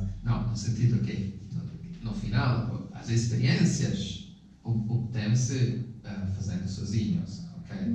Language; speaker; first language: Portuguese; non-native, fluent; Italian